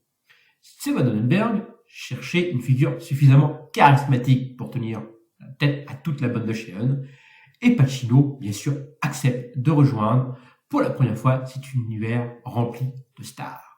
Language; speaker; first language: French; native; French